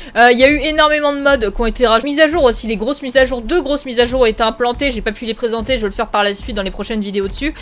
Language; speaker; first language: French; native; French